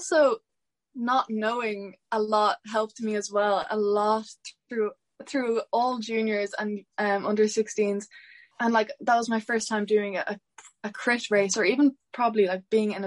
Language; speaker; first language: English; native; English